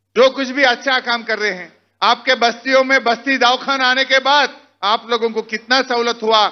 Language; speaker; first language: Hindi; non-native, local second language; Telugu